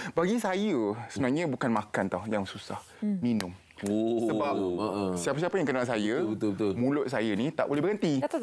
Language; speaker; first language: Malay; non-native, local second language; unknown